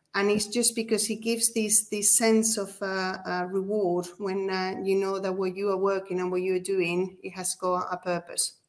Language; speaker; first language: English; non-native, fluent; Spanish